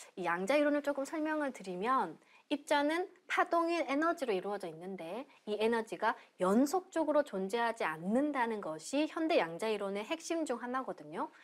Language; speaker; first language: Korean; native; Korean